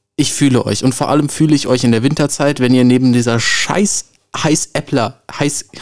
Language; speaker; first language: German; native; German